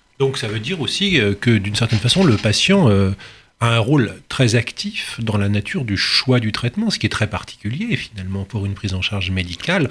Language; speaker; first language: French; native; French